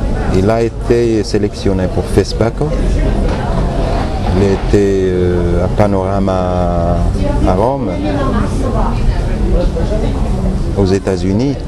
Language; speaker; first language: French; non-native, local second language; Arabic